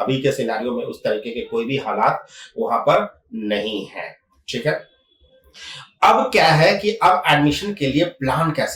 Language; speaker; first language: Hindi; native; Hindi